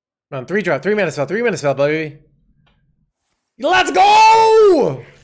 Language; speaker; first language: English; native; English